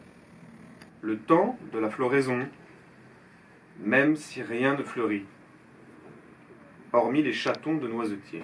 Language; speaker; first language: French; native; French